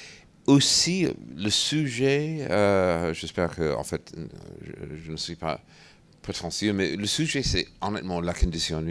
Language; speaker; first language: French; non-native, fluent; English